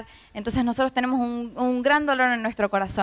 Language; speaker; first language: Spanish; native; Spanish